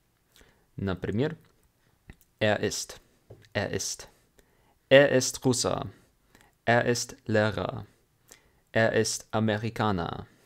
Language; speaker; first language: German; non-native, fluent; English